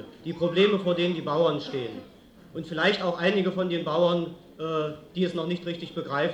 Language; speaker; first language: German; native; German